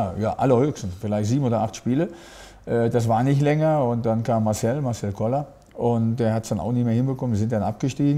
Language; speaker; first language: German; native; German